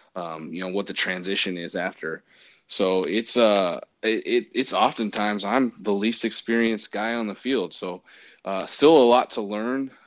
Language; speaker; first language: English; native; English